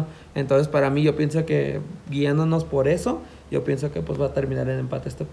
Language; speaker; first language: Spanish; native; Spanish